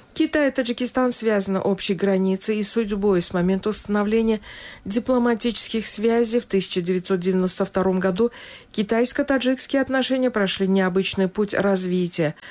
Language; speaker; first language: Russian; non-native, local second language; Tajik